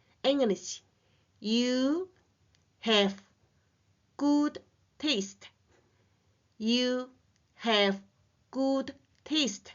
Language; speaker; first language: English; non-native, learner; Chinese